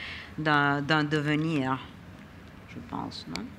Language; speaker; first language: French; non-native, fluent; Italian